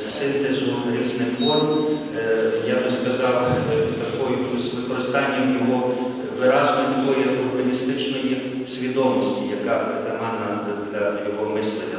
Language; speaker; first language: Ukrainian; native; Ukrainian